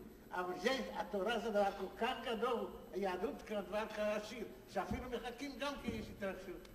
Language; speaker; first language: Hebrew; non-native, fluent; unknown